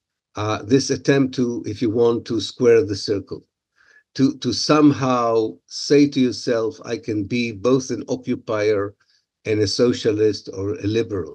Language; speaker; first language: English; non-native, fluent; Hebrew